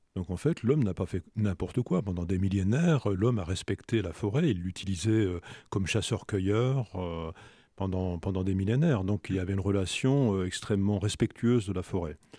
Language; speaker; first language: French; native; French